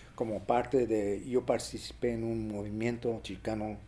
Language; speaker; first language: Spanish; early bilingual, other home language; English